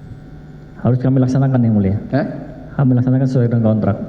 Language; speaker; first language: Indonesian; native; Indonesian